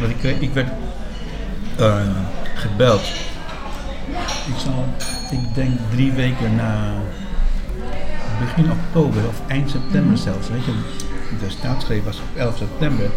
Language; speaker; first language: Dutch; non-native, fluent; Spanish